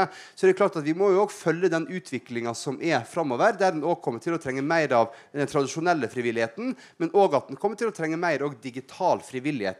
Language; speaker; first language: Norwegian; native; Norwegian